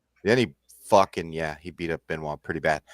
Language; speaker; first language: English; native; English